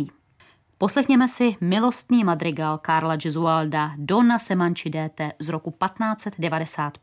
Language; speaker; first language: Czech; native; Czech